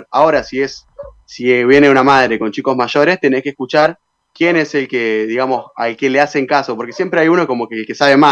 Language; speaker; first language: Spanish; native; Spanish